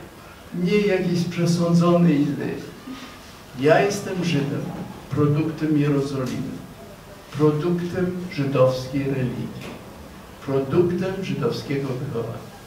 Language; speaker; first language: Polish; non-native, fluent; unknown